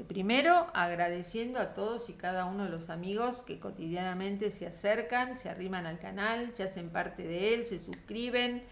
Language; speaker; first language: Spanish; native; Spanish